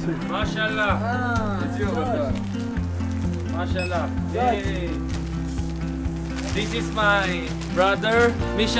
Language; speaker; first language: English; non-native, local second language; Filipino